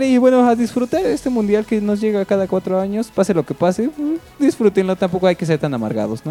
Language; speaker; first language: Spanish; native; Spanish